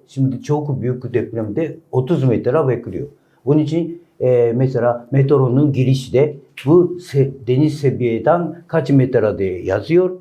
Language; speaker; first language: Turkish; non-native, learner; Japanese